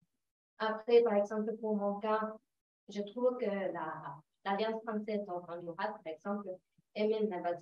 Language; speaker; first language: French; non-native, fluent; Spanish